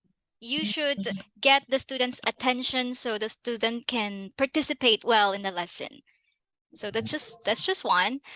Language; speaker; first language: English; non-native, fluent; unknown